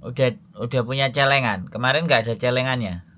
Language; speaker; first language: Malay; non-native, local second language; Javanese